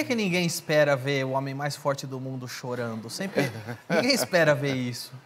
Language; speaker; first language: Portuguese; native; Portuguese